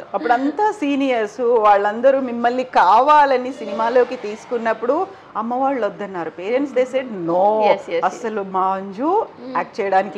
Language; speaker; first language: Telugu; native; Telugu